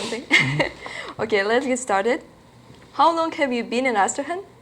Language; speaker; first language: English; non-native, learner; Russian